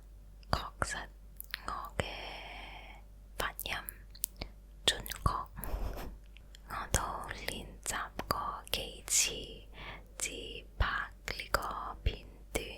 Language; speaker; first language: Cantonese; non-native, local second language; Chinese